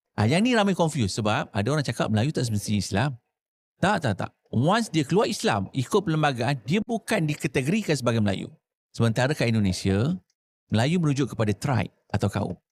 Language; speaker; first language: Malay; native; Malay